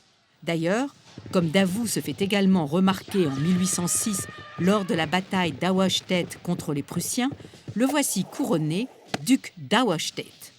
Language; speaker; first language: French; native; French